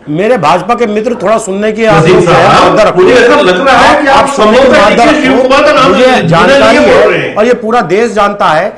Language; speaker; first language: Hindi; native; Hindi